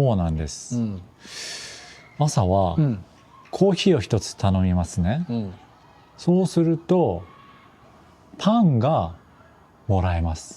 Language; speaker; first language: Japanese; non-native, fluent; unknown